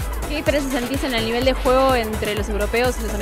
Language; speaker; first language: Spanish; native; Spanish